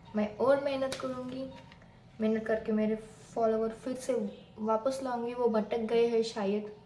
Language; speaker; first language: Hindi; non-native, local second language; Marathi